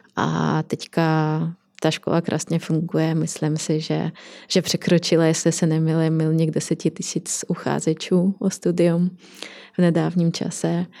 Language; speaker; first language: Czech; non-native, fluent; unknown